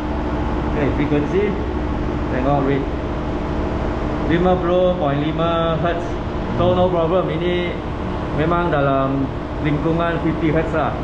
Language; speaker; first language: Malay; non-native, local second language; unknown